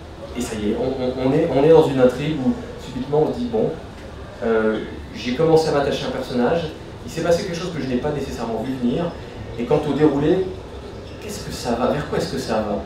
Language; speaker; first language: French; native; French